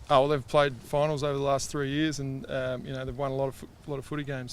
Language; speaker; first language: English; native; English